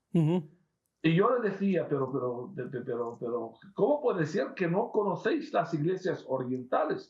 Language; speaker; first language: Spanish; non-native, fluent; Arabic